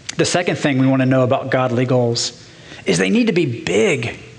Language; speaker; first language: English; native; English